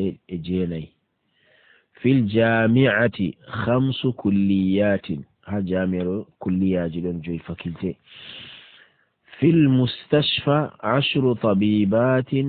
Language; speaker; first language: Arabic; non-native, fluent; Fula